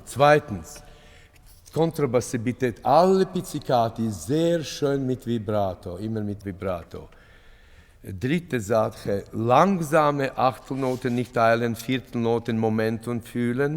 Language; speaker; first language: German; non-native, fluent; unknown